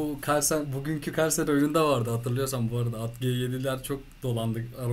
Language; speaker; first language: Turkish; native; Turkish